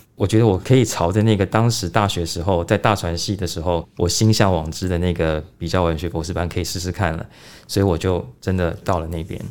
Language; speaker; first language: Chinese; native; Chinese